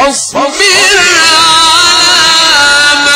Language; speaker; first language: Arabic; native; Arabic